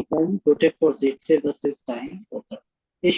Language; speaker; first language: German; non-native, learner; Hindi